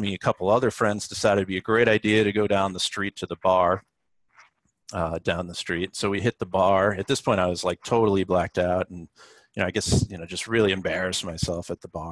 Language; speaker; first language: English; native; English